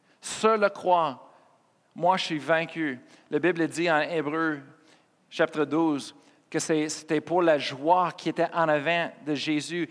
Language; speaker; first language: French; non-native, fluent; English